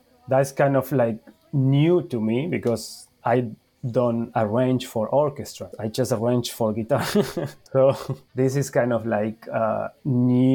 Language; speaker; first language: English; non-native, fluent; Spanish